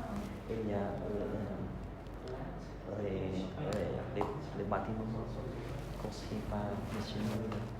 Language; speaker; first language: French; non-native, learner; Khmer